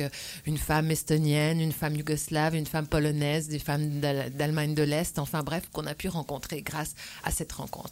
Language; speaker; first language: French; native; French